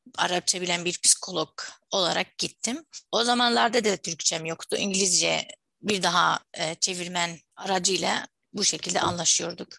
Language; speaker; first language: Turkish; non-native, fluent; Arabic